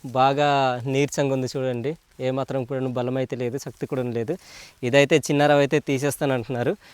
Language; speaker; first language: Telugu; non-native, local second language; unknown